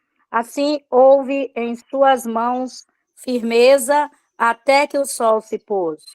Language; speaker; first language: Portuguese; native; Portuguese